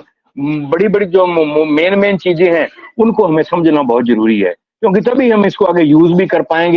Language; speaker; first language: Hindi; native; Hindi